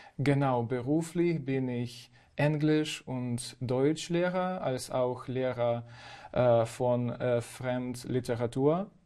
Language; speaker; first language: German; non-native, fluent; Ukrainian